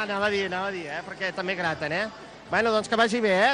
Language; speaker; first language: Catalan; native; Catalan